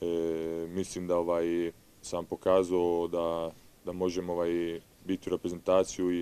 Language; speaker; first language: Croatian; early bilingual, heritage; Italian